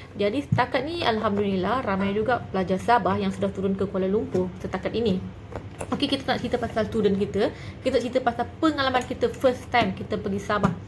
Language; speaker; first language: Malay; native; Malay